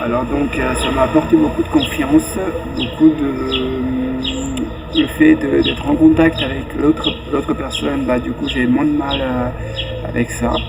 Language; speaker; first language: French; native; French